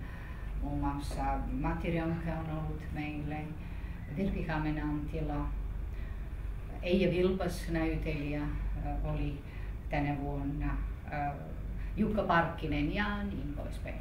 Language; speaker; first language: Finnish; non-native, fluent; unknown